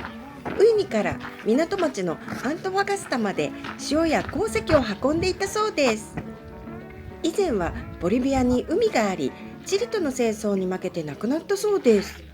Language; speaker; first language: Japanese; native; Japanese